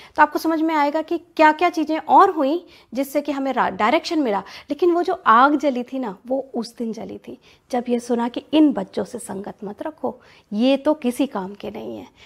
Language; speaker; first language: Hindi; native; Hindi